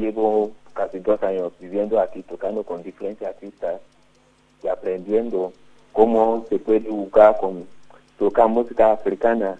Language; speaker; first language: Spanish; non-native, learner; Yoruba